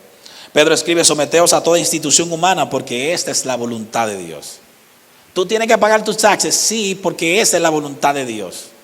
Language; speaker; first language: Spanish; native; Spanish